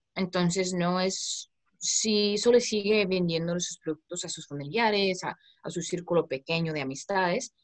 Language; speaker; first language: Spanish; non-native, fluent; English